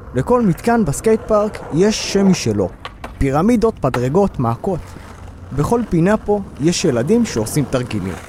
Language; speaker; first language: Hebrew; native; Hebrew